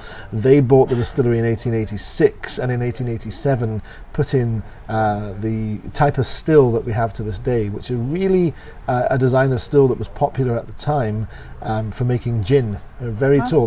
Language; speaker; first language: English; native; English